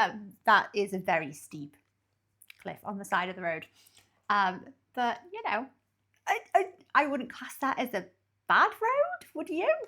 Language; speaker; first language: English; native; English